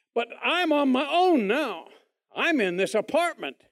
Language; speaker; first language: English; native; English